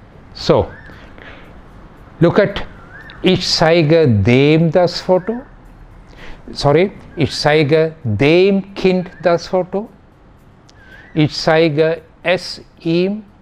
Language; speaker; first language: German; non-native, fluent; Malayalam